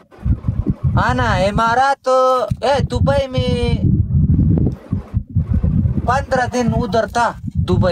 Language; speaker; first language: Hindi; non-native, learner; Pashto